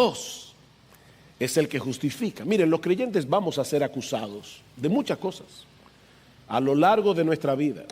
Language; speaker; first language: Spanish; native; Spanish